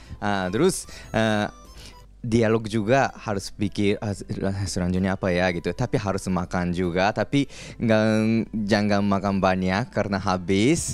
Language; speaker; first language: Indonesian; non-native, fluent; Japanese